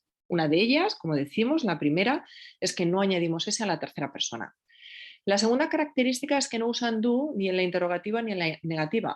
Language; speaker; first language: Spanish; native; Spanish